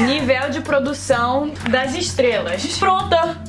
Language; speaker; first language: Portuguese; early bilingual, heritage; Portuguese